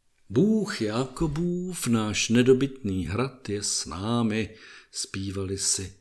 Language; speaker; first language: Czech; native; Czech